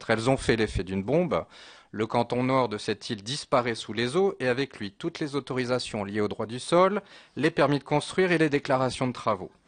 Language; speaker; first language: French; native; French